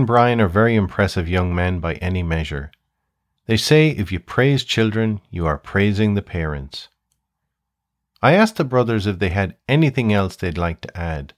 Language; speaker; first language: English; native; English